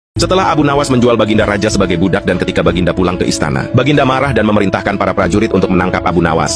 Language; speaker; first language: Indonesian; native; Indonesian